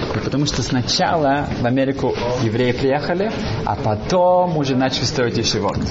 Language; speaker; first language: Russian; early bilingual, heritage; Russian